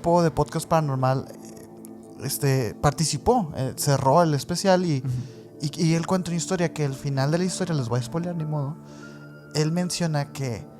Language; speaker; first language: Spanish; native; Spanish